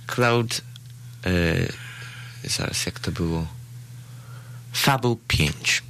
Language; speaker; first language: Polish; early bilingual, heritage; Polish